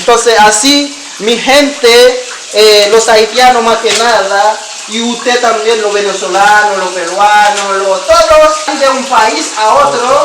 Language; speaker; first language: Spanish; non-native, learner; Haitian Creole